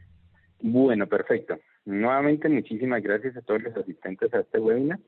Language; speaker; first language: Spanish; native; Spanish